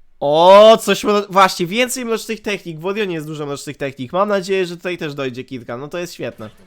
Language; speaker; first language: Polish; native; Polish